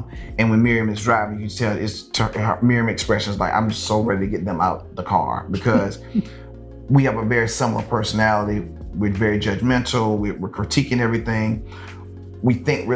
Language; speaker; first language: English; native; English